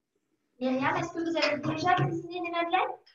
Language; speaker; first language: French; native; French